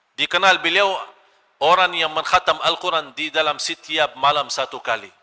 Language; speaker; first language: Malay; non-native, fluent; Arabic